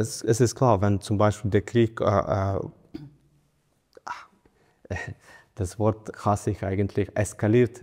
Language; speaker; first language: German; non-native, fluent; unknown